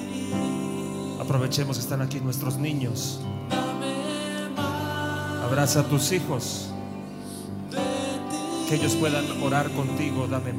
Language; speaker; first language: Spanish; native; Spanish